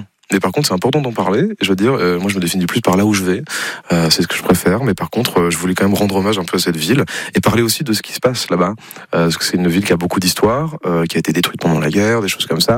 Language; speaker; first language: French; native; French